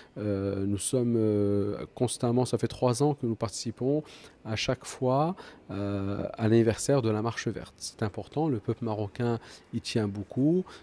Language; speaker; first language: French; early bilingual, other home language; Arabic